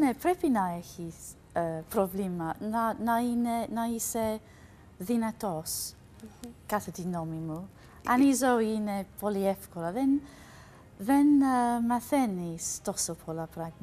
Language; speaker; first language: Greek; non-native, learner; English